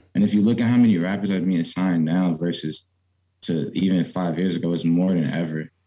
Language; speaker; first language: English; native; English